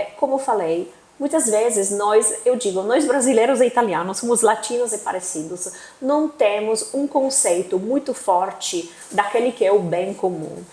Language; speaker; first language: Portuguese; non-native, fluent; Italian